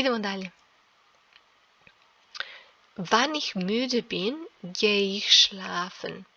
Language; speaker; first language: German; non-native, fluent; Serbian